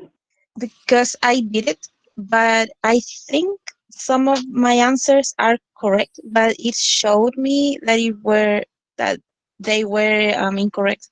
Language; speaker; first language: English; non-native, learner; Spanish